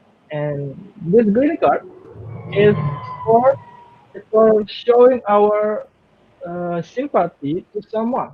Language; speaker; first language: English; non-native, fluent; Indonesian